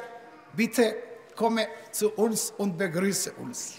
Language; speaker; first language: German; non-native, fluent; Croatian